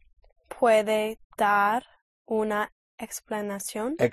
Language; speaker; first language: Spanish; non-native, learner; English